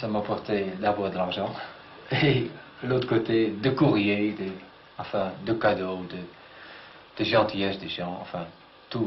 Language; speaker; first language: French; non-native, fluent; Dutch